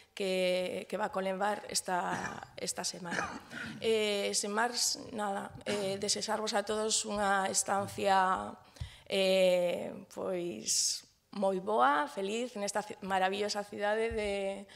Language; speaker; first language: Galician; non-native, local second language; Spanish